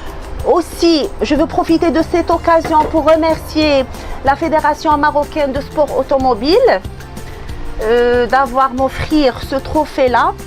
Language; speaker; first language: French; non-native, local second language; Arabic